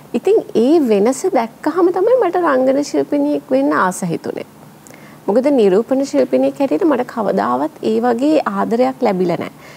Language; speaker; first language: Sinhala; non-native, local second language; English